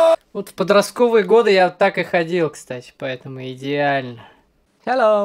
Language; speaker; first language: Russian; native; Russian